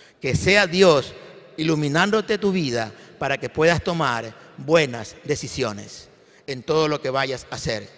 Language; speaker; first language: Spanish; native; Spanish